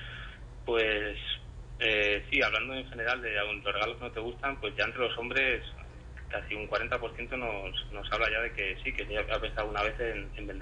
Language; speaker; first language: Spanish; native; Spanish